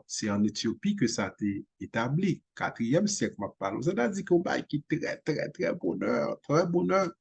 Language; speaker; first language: French; non-native, local second language; Haitian Creole